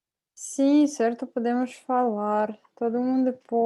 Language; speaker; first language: Portuguese; non-native, fluent; Russian